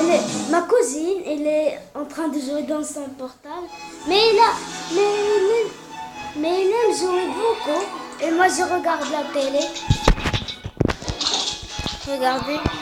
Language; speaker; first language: French; non-native, learner; Arabic